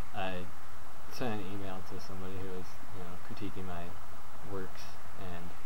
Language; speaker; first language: English; native; English